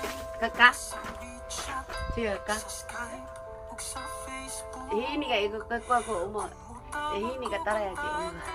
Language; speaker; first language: Korean; non-native, learner; Filipino